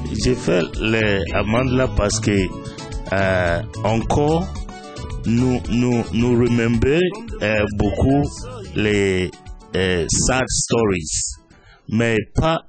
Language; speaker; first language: French; non-native, learner; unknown